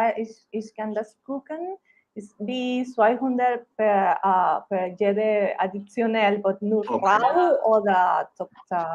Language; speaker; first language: German; non-native, learner; Spanish